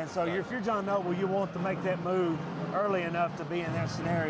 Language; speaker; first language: English; native; English